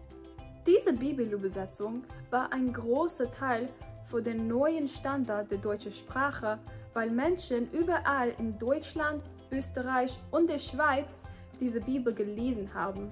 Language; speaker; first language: German; non-native, fluent; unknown